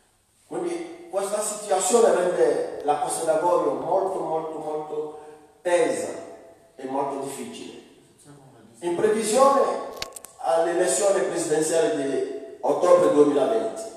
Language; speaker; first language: Italian; non-native, fluent; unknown